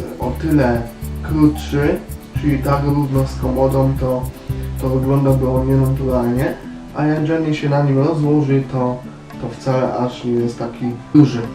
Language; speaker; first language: Polish; native; Polish